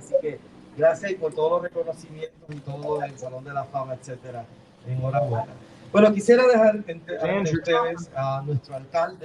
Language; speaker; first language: Spanish; native; Spanish